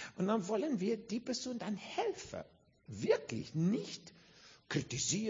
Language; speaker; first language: German; non-native, fluent; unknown